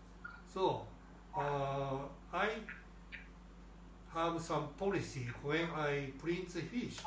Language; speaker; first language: English; non-native, learner; Japanese